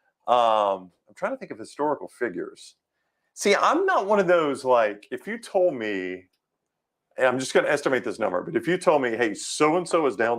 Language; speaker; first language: English; native; English